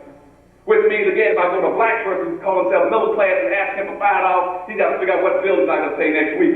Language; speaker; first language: English; native; English